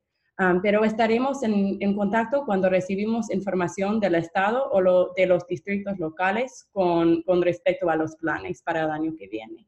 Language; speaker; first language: Spanish; non-native, fluent; English